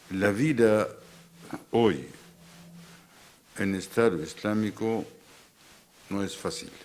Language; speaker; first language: Spanish; non-native, fluent; Arabic